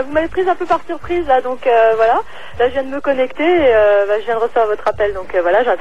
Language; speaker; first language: French; native; French